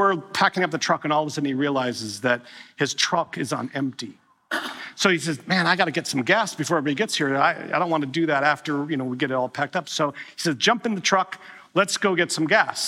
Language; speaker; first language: English; native; English